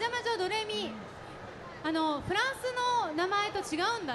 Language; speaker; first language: Japanese; native; Japanese